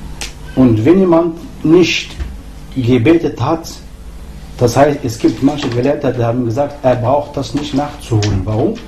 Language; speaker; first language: German; non-native, fluent; Arabic